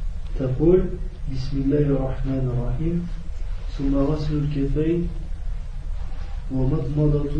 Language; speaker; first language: Arabic; non-native, learner; French